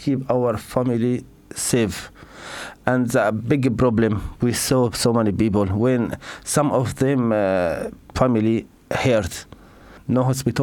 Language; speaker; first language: English; non-native, learner; Arabic